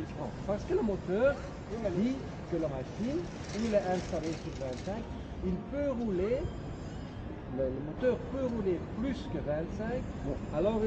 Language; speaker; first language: French; non-native, local second language; Dutch